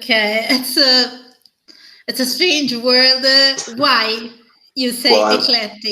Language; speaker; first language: English; non-native, learner; Italian